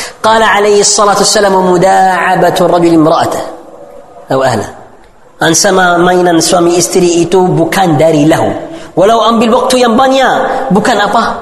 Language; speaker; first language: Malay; non-native, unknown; Arabic